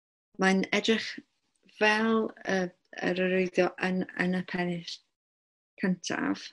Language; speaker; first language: Welsh; non-native, local second language; English